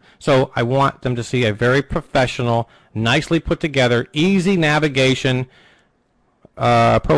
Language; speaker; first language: English; native; English